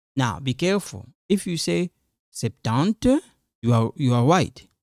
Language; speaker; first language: English; non-native, fluent; Lingala